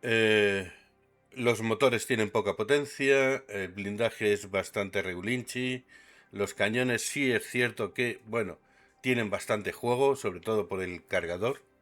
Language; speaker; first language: Spanish; native; Spanish